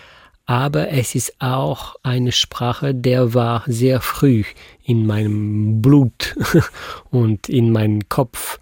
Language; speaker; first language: German; non-native, fluent; French